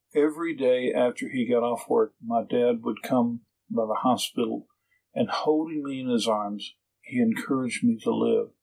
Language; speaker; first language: English; native; English